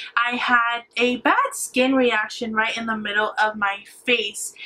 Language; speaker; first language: English; native; English